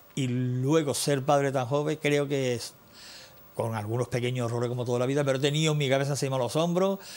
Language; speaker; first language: Spanish; native; Spanish